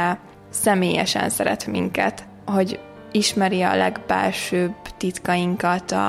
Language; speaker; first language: Hungarian; native; Hungarian